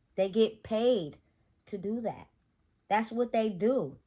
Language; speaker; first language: English; native; English